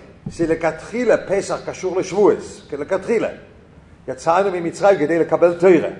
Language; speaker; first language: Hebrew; non-native, fluent; English